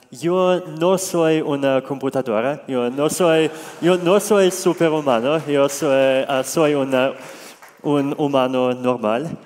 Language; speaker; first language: Spanish; non-native, learner; Russian